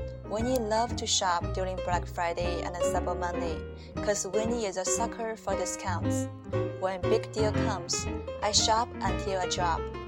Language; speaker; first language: English; non-native, fluent; Chinese